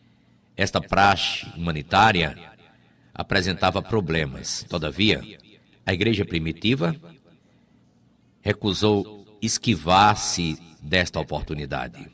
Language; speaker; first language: Portuguese; native; Portuguese